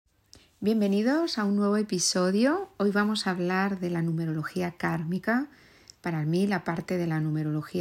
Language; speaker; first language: Spanish; native; Spanish